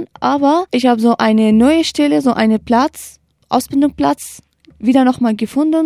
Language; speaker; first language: German; non-native, learner; Kurdish